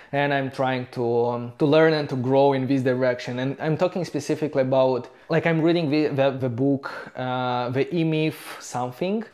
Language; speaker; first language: English; non-native, fluent; Romanian